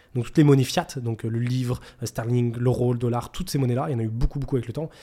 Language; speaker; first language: French; native; French